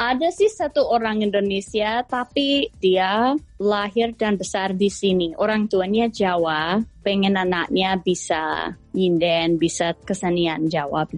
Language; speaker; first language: Indonesian; non-native, fluent; English